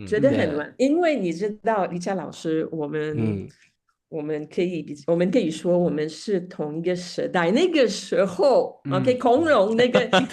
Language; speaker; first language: Chinese; non-native, fluent; French